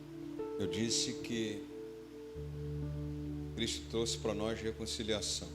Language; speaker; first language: Portuguese; native; Portuguese